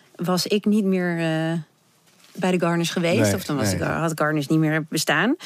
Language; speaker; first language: Dutch; early bilingual, other home language; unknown